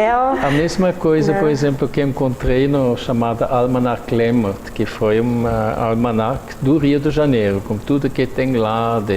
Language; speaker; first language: Portuguese; non-native, fluent; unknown